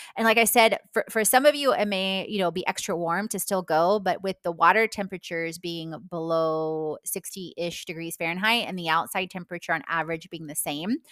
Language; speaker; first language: English; non-native, fluent; Polish